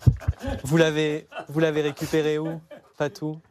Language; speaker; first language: French; native; French